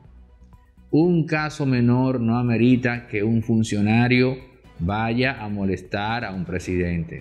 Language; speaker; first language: Spanish; native; Spanish